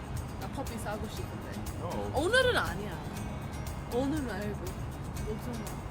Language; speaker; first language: Korean; non-native, learner; English